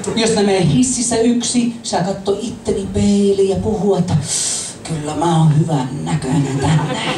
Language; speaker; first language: Finnish; non-native, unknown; English